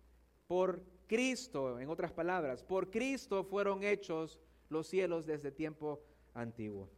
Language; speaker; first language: Spanish; native; Spanish